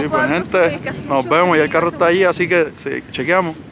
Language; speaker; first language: Spanish; native; Spanish